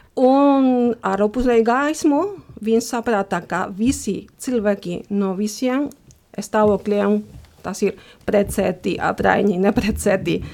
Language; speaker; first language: Latvian; non-native, fluent; Spanish